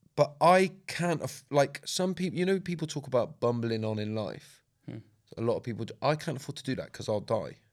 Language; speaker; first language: English; native; English